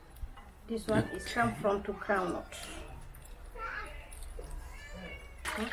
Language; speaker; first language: English; non-native, learner; Wolof